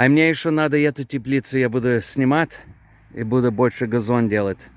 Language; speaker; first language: Russian; non-native, learner; English